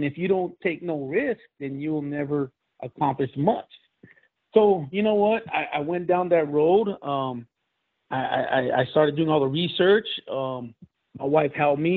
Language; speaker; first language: English; native; English